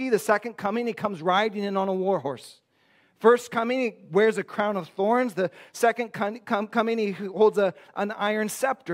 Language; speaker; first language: English; native; English